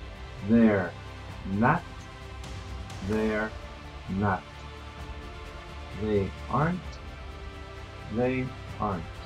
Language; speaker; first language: English; non-native, fluent; Spanish